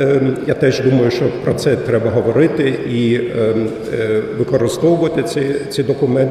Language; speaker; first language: Ukrainian; non-native, fluent; German